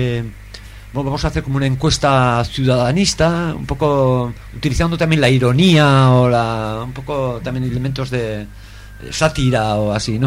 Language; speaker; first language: Spanish; native; Spanish